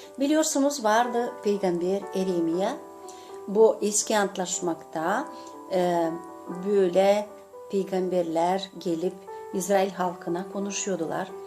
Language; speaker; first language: Turkish; non-native, fluent; Gagauz